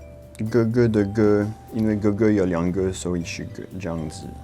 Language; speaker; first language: Chinese; non-native, fluent; French